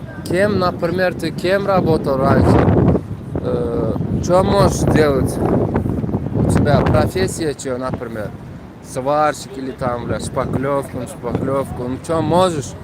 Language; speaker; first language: Russian; non-native, fluent; Turkmen